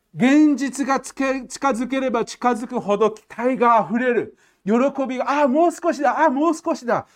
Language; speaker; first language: Japanese; non-native, fluent; English